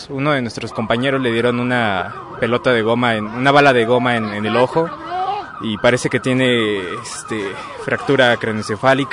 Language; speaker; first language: Spanish; native; Spanish